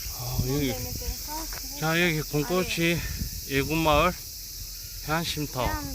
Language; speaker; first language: Korean; native; Korean